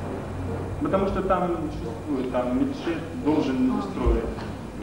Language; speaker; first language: Russian; non-native, learner; Arabic